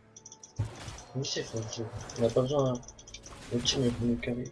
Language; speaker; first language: French; native; French